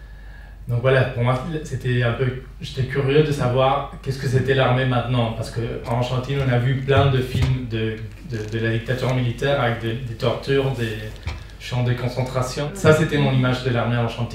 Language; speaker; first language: French; non-native, fluent; Spanish